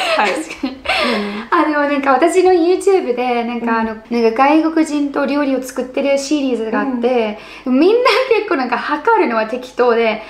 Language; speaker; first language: Japanese; non-native, fluent; English